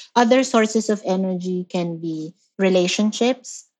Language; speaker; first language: English; non-native, local second language; Filipino